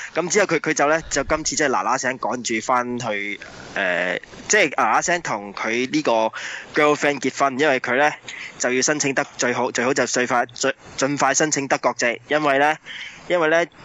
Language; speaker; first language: Cantonese; early bilingual, other home language; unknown